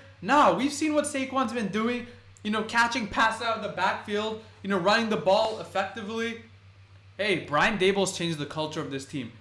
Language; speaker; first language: English; native; English